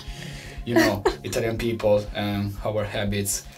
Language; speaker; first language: English; non-native, fluent; Italian